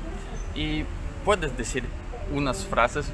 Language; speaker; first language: Spanish; non-native, learner; Russian